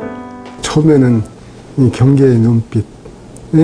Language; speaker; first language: Korean; native; Korean